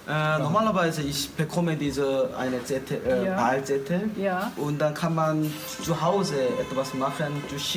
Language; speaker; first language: German; non-native, learner; Korean